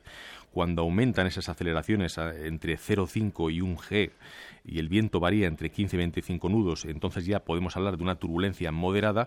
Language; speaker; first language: Spanish; native; Spanish